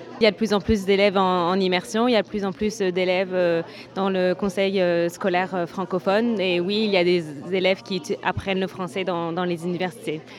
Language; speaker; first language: French; native; French